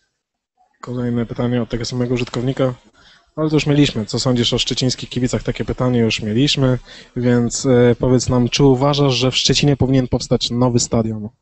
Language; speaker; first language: Polish; native; Polish